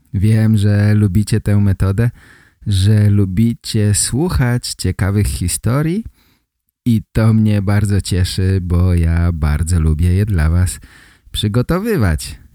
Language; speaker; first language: Polish; native; Polish